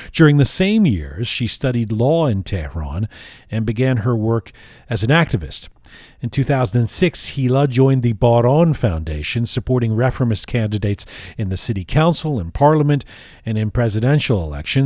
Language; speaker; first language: English; early bilingual, other home language; Persian